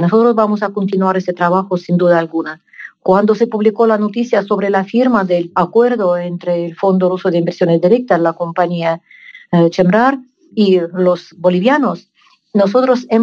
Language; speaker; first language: Spanish; non-native, fluent; Russian